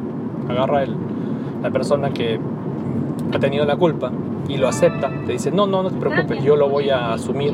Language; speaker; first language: Spanish; native; Spanish